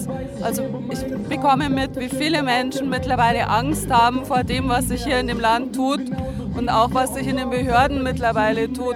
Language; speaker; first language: German; native; German